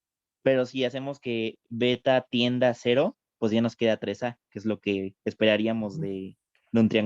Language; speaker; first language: Spanish; native; Spanish